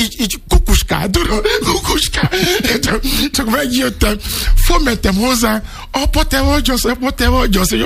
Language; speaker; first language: Hungarian; non-native, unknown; Yoruba